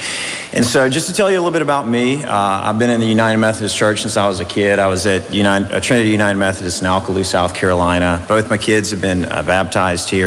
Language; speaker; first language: English; native; English